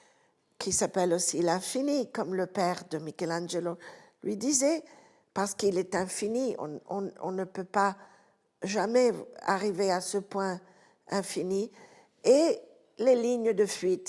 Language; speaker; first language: French; non-native, fluent; Italian